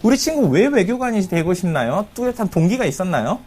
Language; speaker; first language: Korean; native; Korean